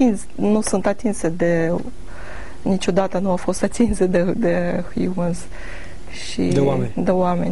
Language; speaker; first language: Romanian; non-native, learner; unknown